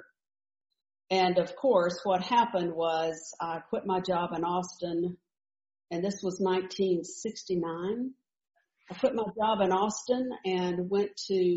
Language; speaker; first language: English; native; English